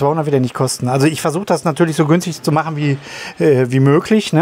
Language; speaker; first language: German; native; German